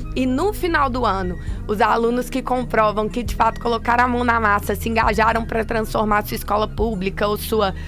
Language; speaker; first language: Portuguese; native; Portuguese